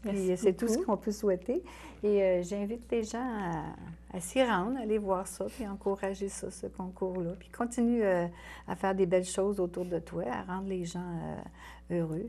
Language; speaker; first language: French; native; French